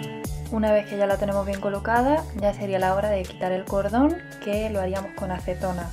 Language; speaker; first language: Spanish; native; Spanish